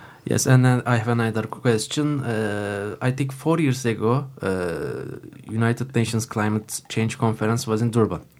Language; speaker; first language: English; non-native, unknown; Turkish